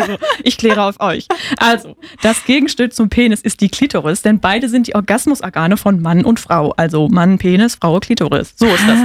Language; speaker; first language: German; native; German